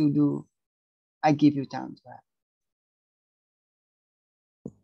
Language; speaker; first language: English; non-native, fluent; Indonesian